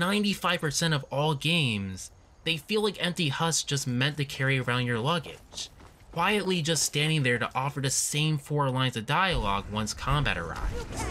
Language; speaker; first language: English; native; English